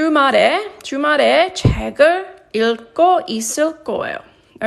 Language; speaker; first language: Korean; non-native, fluent; English